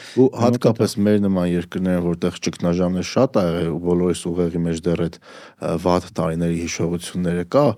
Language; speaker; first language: Armenian; native; Armenian